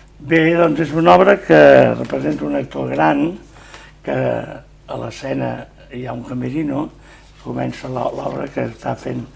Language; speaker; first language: Catalan; native; Catalan